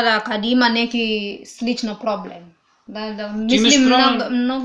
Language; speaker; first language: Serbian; non-native, learner; English